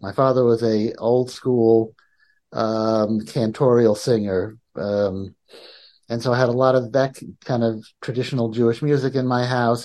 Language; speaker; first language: English; native; English